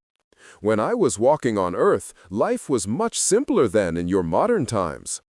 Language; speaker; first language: English; non-native, fluent; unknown